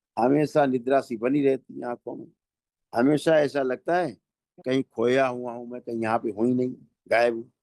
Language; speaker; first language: Hindi; native; Hindi